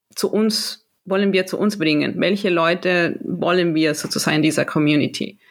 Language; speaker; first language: German; non-native, fluent; Spanish